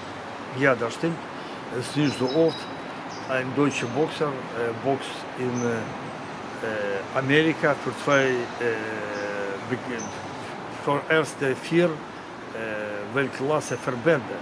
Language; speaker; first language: German; non-native, learner; Russian